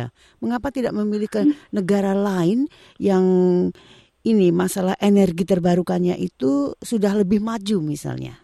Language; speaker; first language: Indonesian; native; Indonesian